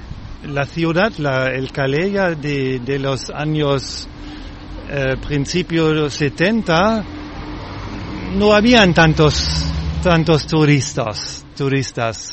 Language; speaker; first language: Spanish; non-native, learner; German